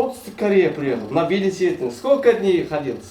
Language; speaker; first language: Russian; non-native, local second language; Kazakh